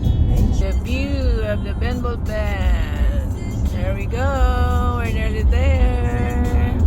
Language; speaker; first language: English; non-native, local second language; Filipino